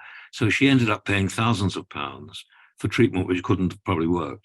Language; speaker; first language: English; native; English